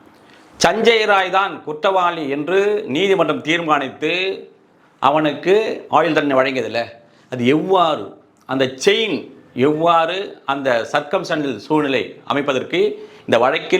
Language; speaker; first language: Tamil; native; Tamil